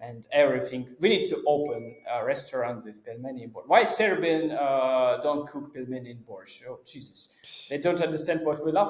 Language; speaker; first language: English; non-native, fluent; Russian